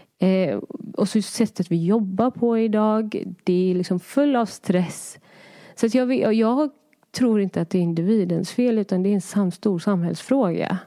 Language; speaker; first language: Swedish; early bilingual, other home language; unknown